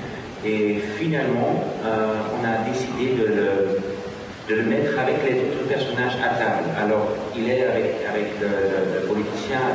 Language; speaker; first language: French; non-native, learner; Dutch